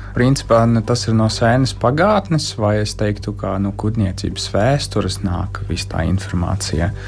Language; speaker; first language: Latvian; non-native, local second language; Russian